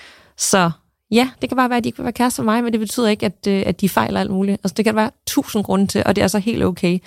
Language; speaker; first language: Danish; native; Danish